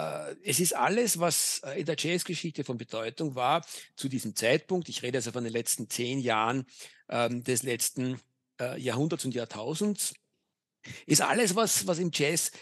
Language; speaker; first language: German; native; German